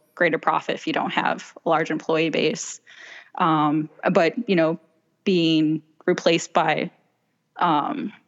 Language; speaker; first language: English; native; English